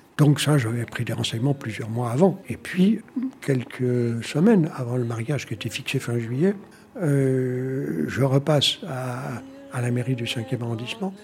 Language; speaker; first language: French; native; French